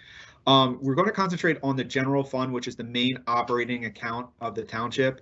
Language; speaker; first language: English; native; English